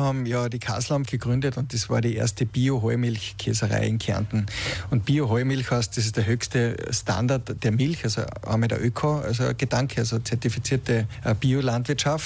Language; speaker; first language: German; native; German